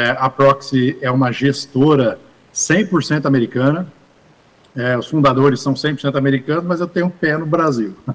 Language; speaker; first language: Portuguese; early bilingual, other home language; English